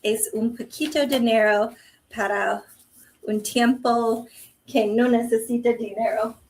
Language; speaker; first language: Spanish; non-native, learner; English